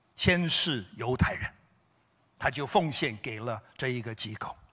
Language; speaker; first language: Chinese; native; Chinese